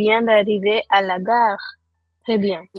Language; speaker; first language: French; non-native, fluent; Hindi